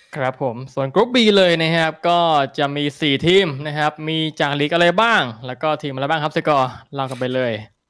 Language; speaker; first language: Thai; native; Thai